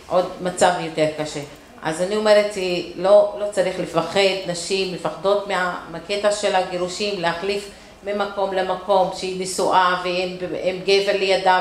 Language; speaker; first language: Hebrew; non-native, local second language; Arabic